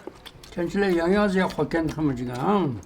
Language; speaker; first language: Chinese; non-native, local second language; Uyghur